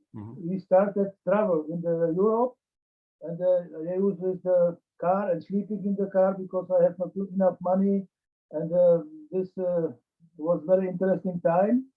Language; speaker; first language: English; non-native, learner; Czech